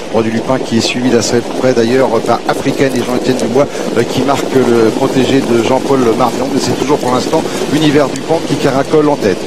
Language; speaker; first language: French; native; French